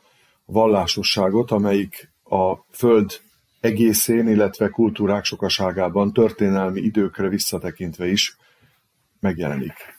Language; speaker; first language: Hungarian; native; Hungarian